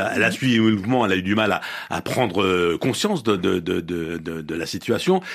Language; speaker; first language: French; native; French